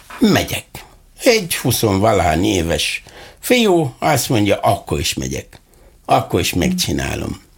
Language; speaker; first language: Hungarian; non-native, fluent; Arabic